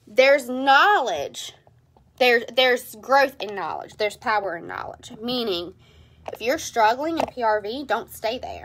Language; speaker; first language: English; native; English